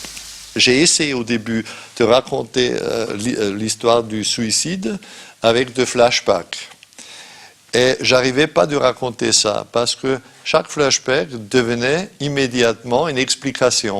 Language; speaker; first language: French; non-native, fluent; German